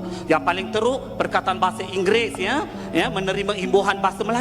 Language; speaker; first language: Malay; native; Malay